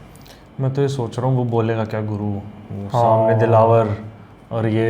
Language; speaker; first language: Hindi; native; Hindi